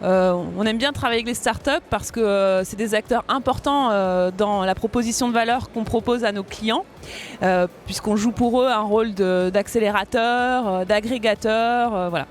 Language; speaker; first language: French; native; French